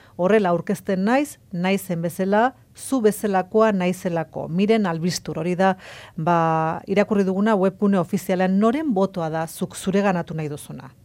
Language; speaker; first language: Basque; native; Basque